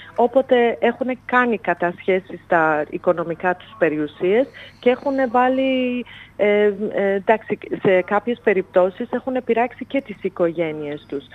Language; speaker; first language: Greek; non-native, fluent; Persian